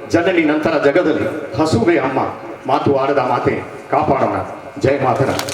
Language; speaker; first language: Kannada; non-native, local second language; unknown